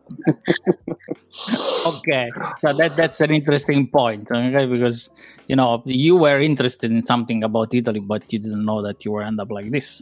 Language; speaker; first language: English; non-native, fluent; Italian